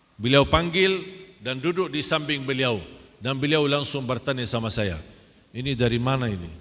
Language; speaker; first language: Indonesian; non-native, fluent; Arabic